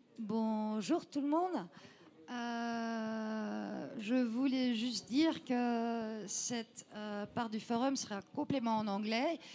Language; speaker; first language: French; non-native, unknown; Dutch